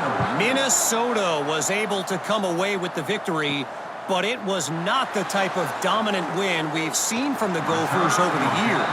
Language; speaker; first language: English; native; English